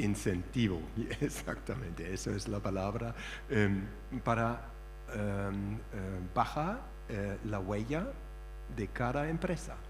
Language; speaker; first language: Spanish; non-native, fluent; German